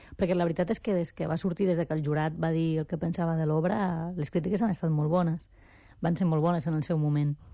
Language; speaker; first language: Catalan; non-native, local second language; Spanish